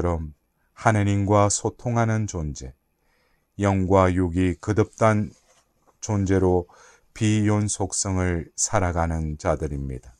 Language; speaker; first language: Korean; native; Korean